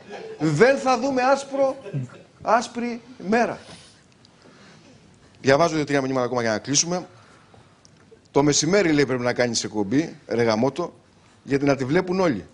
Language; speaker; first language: Greek; native; Greek